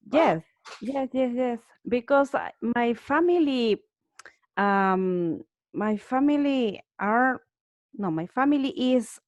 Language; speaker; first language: English; non-native, learner; Spanish